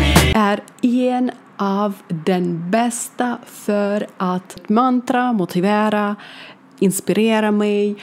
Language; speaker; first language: Swedish; non-native, learner; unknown